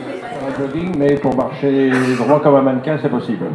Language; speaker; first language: French; native; French